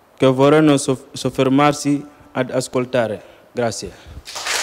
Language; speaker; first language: Italian; non-native, learner; Wolof